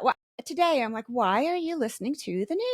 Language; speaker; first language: English; native; English